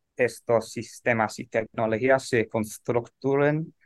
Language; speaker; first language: Spanish; non-native, learner; English